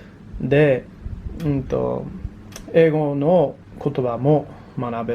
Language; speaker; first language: Japanese; non-native, learner; English